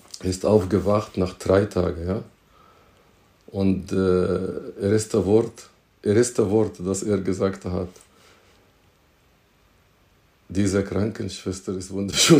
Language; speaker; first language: German; non-native, fluent; Arabic